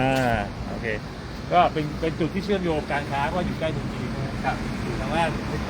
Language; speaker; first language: Thai; native; Thai